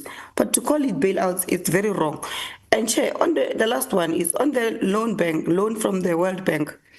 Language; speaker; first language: English; non-native, local second language; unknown